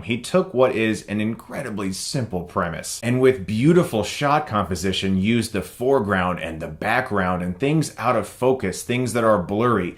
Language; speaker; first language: English; native; English